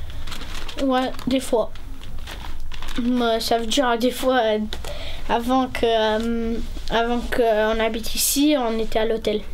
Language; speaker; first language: French; early bilingual, other home language; Romanian